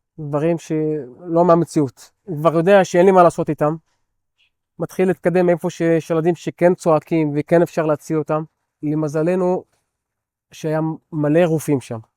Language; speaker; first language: Hebrew; non-native, local second language; Arabic